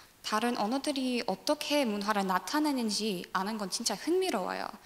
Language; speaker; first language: Korean; non-native, learner; English